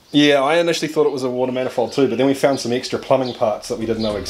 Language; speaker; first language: English; native; English